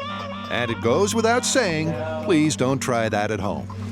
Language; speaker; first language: English; native; English